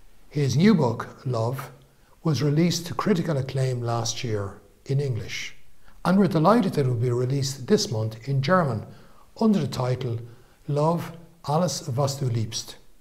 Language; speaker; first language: English; native; English